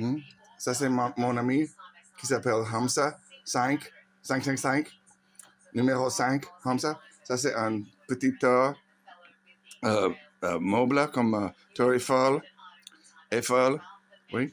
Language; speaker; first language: French; non-native, learner; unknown